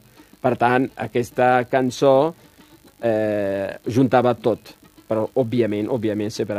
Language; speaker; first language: Catalan; non-native, fluent; Riffian